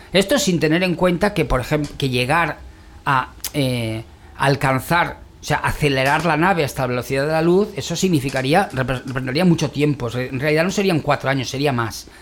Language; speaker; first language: Spanish; native; Spanish